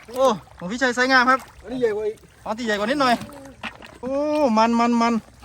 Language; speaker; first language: Thai; native; Thai